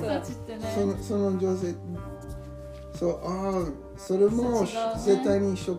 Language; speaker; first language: Japanese; non-native, learner; English